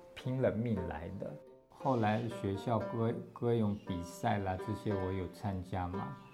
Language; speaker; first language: Chinese; non-native, local second language; Tibetan